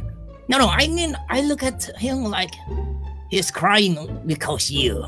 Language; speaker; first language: English; non-native, learner; Indonesian